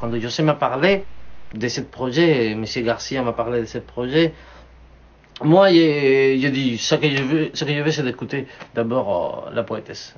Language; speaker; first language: French; non-native, fluent; Spanish